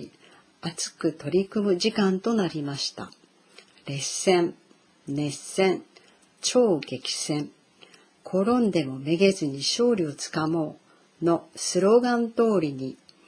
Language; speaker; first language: Japanese; native; Japanese